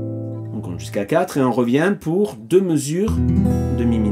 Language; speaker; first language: French; native; French